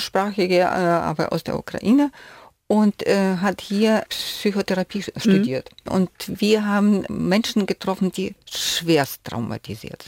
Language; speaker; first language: German; non-native, fluent; Ukrainian